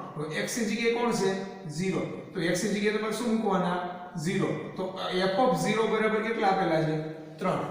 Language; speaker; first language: Gujarati; non-native, local second language; Rathawi